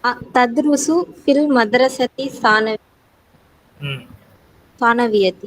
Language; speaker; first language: Arabic; non-native, learner; Tamil